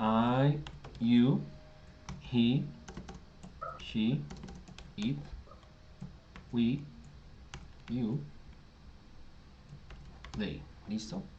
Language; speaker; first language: English; non-native, fluent; Spanish